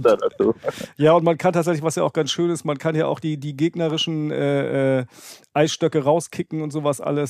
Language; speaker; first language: German; native; German